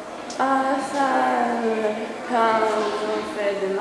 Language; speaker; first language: French; non-native, learner; Greek